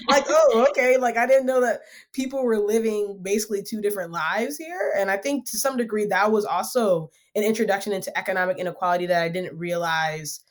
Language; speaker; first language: English; early bilingual, other home language; Akan